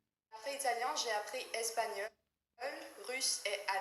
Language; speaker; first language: French; non-native, learner; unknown